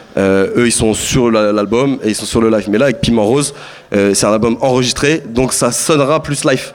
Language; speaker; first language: French; native; French